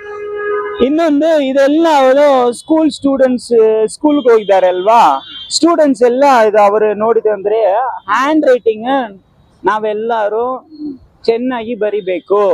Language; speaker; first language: Kannada; non-native, local second language; Tamil